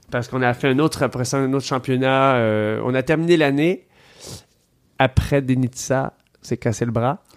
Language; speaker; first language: French; native; French